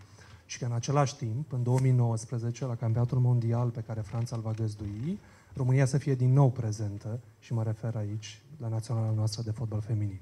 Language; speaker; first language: Romanian; native; Romanian